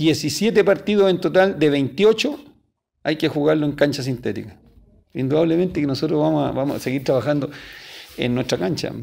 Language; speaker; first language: Spanish; native; Spanish